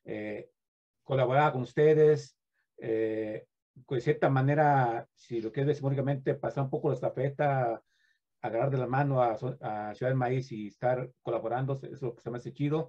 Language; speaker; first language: Spanish; native; Spanish